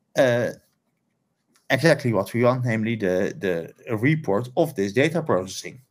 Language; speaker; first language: English; non-native, fluent; Dutch